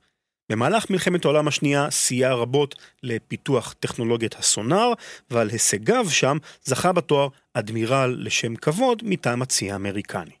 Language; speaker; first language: Hebrew; native; Hebrew